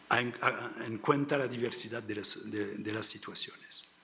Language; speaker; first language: Spanish; non-native, learner; French